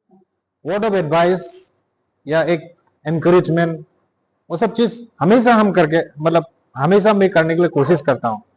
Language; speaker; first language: Hindi; non-native, local second language; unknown